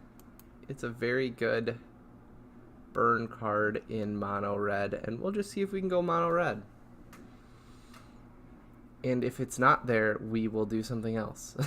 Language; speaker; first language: English; native; English